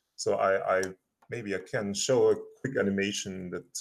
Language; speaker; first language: English; non-native, fluent; German